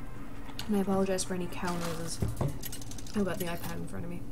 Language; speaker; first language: English; native; English